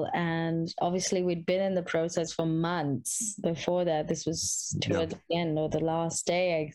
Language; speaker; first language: English; non-native, local second language; Hindi